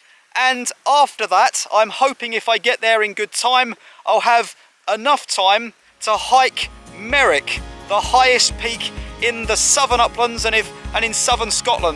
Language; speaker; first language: English; native; English